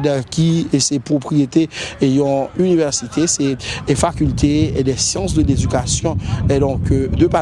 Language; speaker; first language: French; non-native, local second language; Haitian Creole